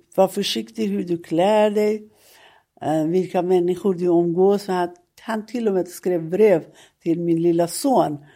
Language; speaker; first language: Swedish; non-native, fluent; Persian